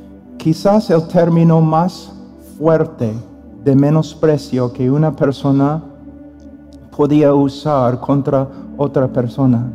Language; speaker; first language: Spanish; non-native, fluent; English